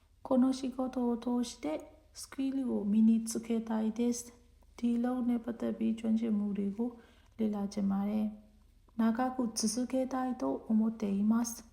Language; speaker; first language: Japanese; non-native, fluent; Burmese